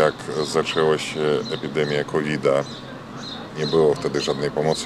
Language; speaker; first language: Polish; non-native, fluent; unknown